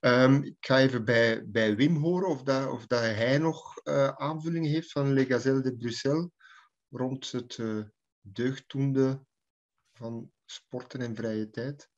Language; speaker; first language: Dutch; native; Dutch